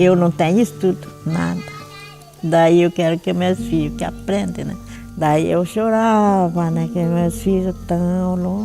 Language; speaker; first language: Portuguese; non-native, local second language; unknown